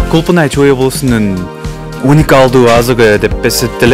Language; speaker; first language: Kyrgyz; non-native, fluent; English